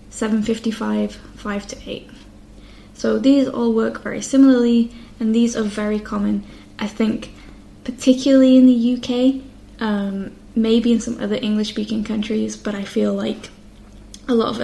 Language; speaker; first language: English; native; English